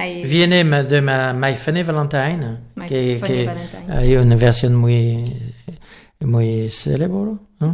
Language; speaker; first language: Spanish; non-native, learner; French